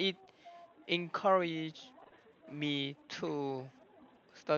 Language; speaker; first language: English; non-native, learner; Korean